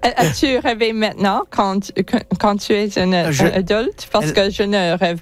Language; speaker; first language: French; non-native, learner; English